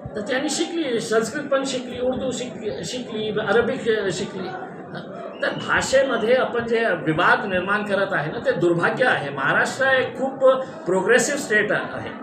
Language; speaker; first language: Marathi; non-native, local second language; Urdu